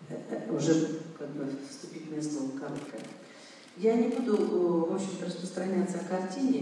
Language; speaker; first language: Russian; native; Russian